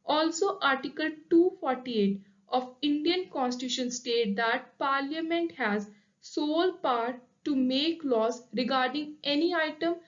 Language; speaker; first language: English; non-native, local second language; Punjabi